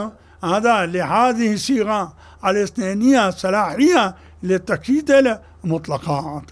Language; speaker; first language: Arabic; non-native, fluent; Urdu